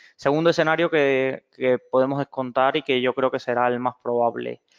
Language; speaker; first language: Spanish; native; Spanish